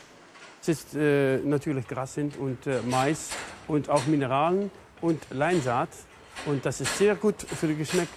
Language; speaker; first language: German; non-native, learner; Dutch